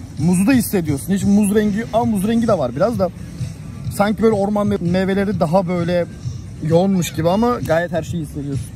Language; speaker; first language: Turkish; native; Turkish